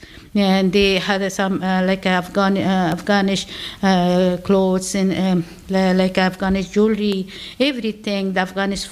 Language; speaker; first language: English; non-native, learner; Persian